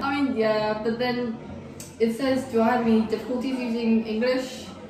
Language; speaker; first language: English; early bilingual, other home language; Korean